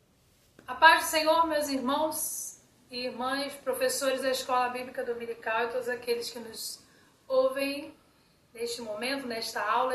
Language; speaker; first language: Portuguese; native; Portuguese